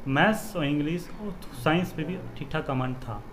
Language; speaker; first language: Hindi; native; Hindi